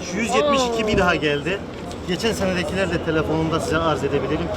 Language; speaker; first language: Turkish; native; Turkish